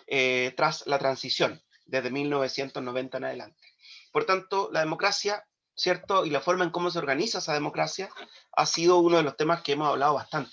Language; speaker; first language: Spanish; native; Spanish